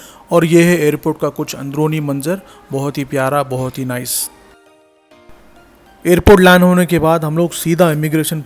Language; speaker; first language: Hindi; native; Hindi